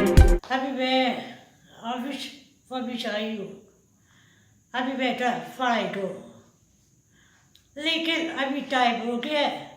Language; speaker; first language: Hindi; non-native, learner; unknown